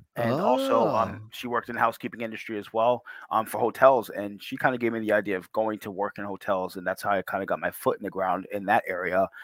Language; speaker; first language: English; native; English